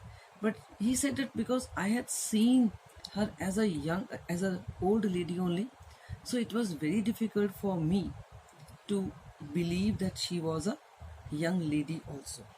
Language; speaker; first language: English; non-native, local second language; Hindi